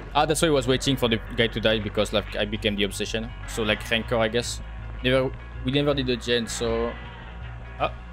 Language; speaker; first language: English; non-native, fluent; French